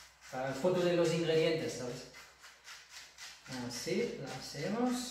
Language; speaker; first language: Spanish; non-native, fluent; German